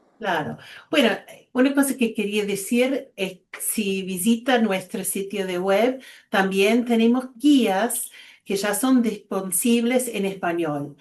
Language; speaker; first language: Spanish; non-native, fluent; English